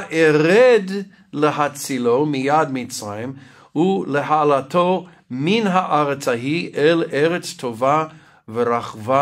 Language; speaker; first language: Hebrew; non-native, fluent; English